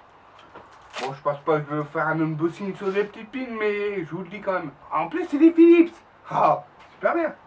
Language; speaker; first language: French; native; French